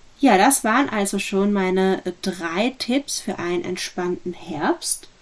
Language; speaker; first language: German; native; German